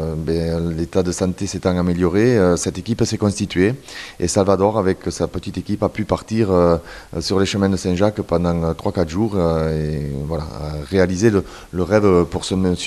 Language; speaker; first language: French; native; French